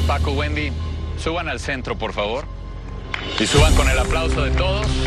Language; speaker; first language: Spanish; native; Spanish